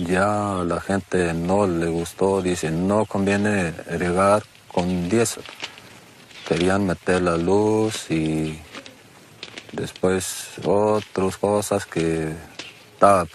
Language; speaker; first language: Spanish; non-native, local second language; Plautdietsch